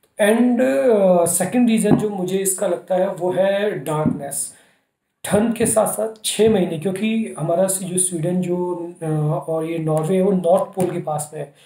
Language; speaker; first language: Hindi; native; Hindi